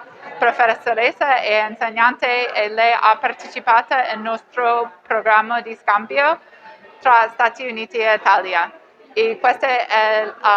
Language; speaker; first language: Italian; non-native, learner; English